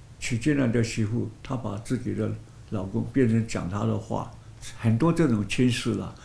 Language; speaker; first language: Chinese; non-native, local second language; Hakka Chinese